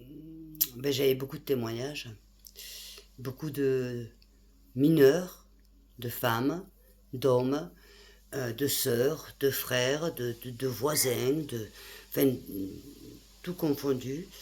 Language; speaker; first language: French; native; French